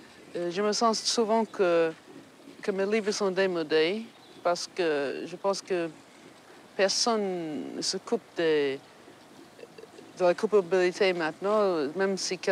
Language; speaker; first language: French; non-native, fluent; English